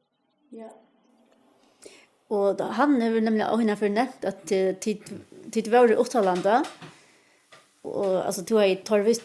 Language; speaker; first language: Danish; non-native, local second language; Faroese